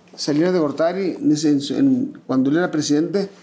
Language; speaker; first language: Spanish; native; Spanish